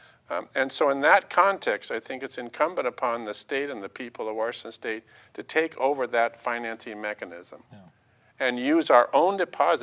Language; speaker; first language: English; native; English